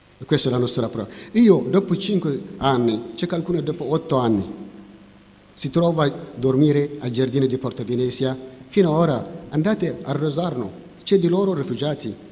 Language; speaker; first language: Italian; non-native, learner; Tigrinya